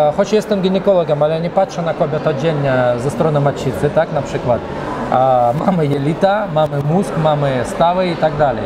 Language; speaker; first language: Polish; early bilingual, heritage; Russian